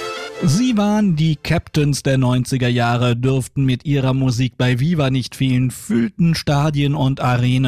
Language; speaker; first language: German; native; German